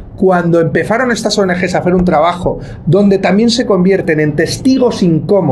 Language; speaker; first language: Spanish; native; Spanish